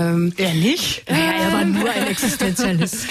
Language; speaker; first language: German; native; German